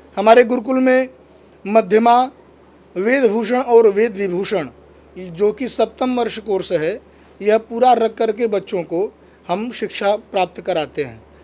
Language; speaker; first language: Hindi; native; Hindi